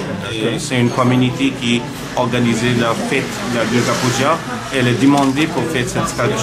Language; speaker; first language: French; non-native, learner; Bangla